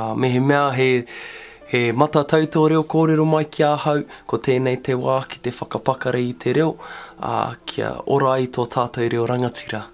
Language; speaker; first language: Māori; non-native, local second language; English